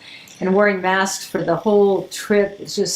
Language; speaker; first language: English; native; English